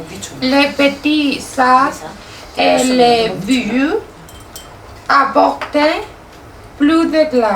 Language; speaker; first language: French; non-native, learner; Spanish